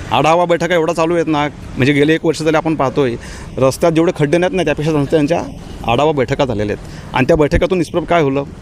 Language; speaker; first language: Marathi; native; Marathi